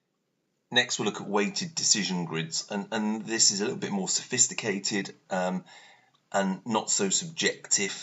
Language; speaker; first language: English; native; English